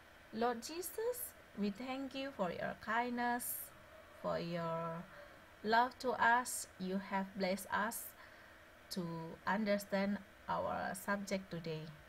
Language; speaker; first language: English; non-native, learner; Indonesian